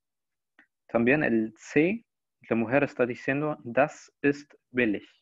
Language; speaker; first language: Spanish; non-native, learner; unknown